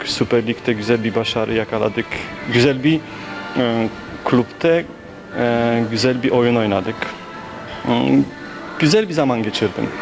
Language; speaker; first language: Turkish; non-native, fluent; Polish